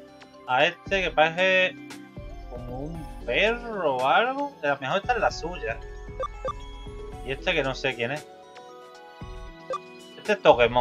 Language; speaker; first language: Spanish; native; Spanish